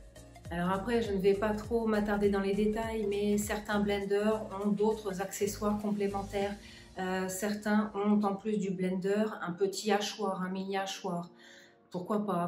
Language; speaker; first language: French; native; French